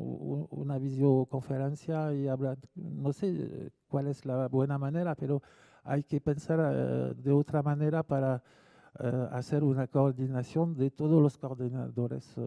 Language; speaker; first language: Spanish; non-native, fluent; French